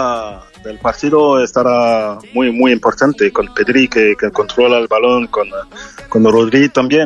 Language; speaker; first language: Spanish; non-native, learner; French